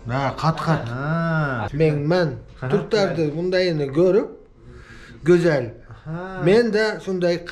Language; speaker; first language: Turkish; non-native, learner; Kyrgyz